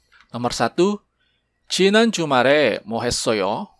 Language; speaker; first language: Korean; non-native, fluent; Indonesian